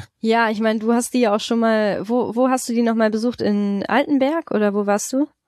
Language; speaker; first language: German; native; German